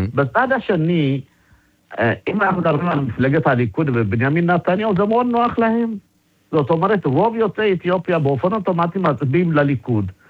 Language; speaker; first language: Hebrew; non-native, fluent; Amharic